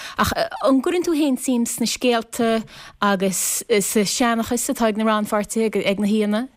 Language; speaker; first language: Irish; native; Irish